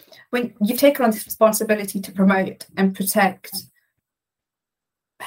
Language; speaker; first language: English; native; English